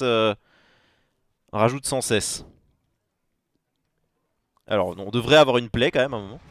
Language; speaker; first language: French; native; French